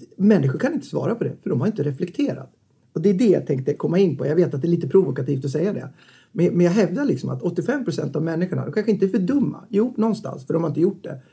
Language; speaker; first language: Swedish; native; Swedish